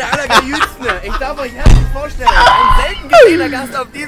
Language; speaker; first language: German; native; German